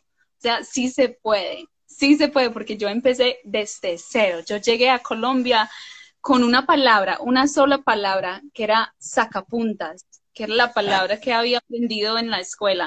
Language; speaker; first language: Spanish; non-native, fluent; English